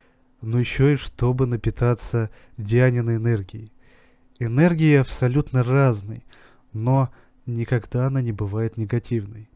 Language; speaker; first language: Russian; native; Russian